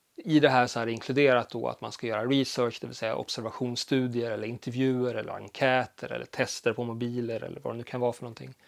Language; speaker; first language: Swedish; early bilingual, other home language; Polish